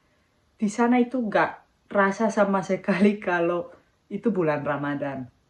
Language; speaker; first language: Indonesian; non-native, fluent; Spanish